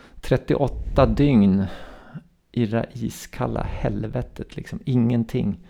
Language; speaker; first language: Swedish; native; Swedish